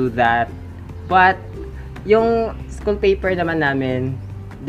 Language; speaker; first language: English; non-native, local second language; Cebuano